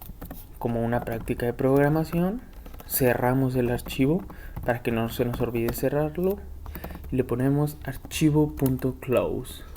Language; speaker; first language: Spanish; native; Spanish